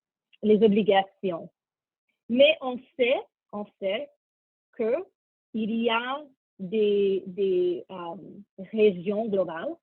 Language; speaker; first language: French; non-native, learner; English